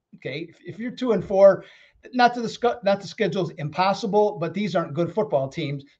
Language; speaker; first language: English; native; English